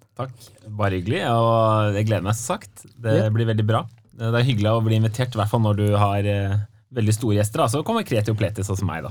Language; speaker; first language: Norwegian; native; Norwegian